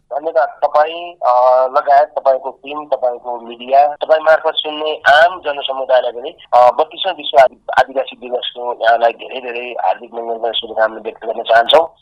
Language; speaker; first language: Nepali; non-native, local second language; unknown